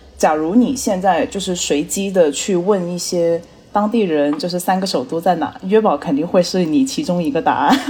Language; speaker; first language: Chinese; early bilingual, heritage; Chinese